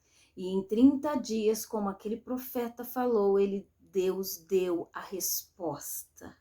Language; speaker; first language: Portuguese; native; Portuguese